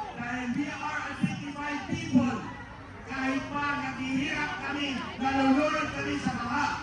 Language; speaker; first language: Filipino; non-native, local second language; Iloko